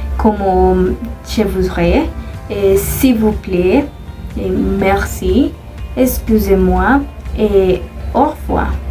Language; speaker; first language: French; non-native, learner; Spanish